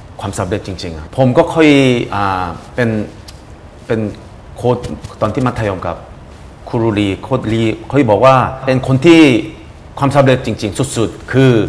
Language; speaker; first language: Thai; non-native, fluent; Korean